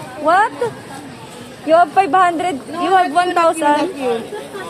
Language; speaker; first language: English; non-native, local second language; Filipino